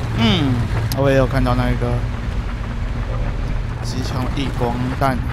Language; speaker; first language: Chinese; native; Chinese